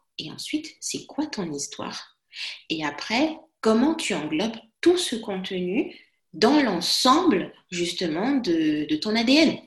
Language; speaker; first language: French; non-native, local second language; Lingala